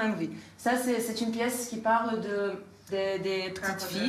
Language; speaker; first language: French; non-native, fluent; Serbian